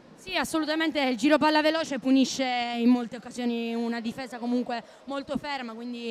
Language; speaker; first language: Italian; native; Italian